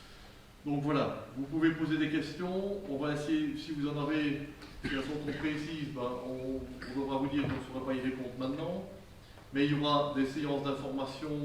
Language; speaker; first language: French; native; French